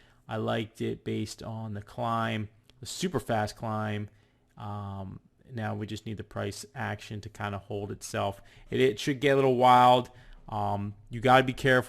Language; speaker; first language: English; native; English